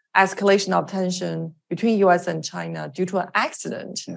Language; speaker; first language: English; non-native, fluent; Chinese